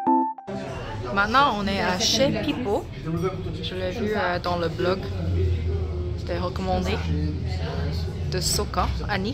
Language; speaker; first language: French; non-native, learner; Korean